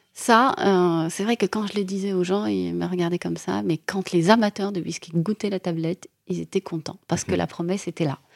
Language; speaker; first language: French; non-native, local second language; Arabic